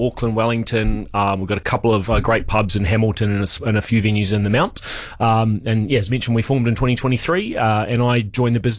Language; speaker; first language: English; native; English